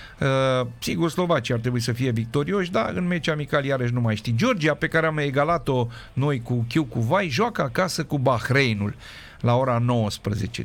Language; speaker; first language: Romanian; native; Romanian